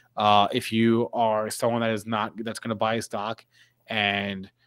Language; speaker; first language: English; native; English